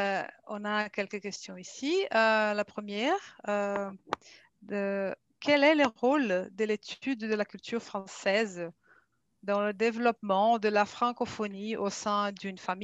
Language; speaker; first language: French; non-native, fluent; Portuguese